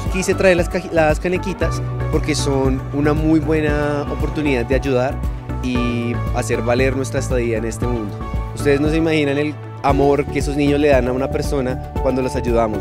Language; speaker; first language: Spanish; native; Spanish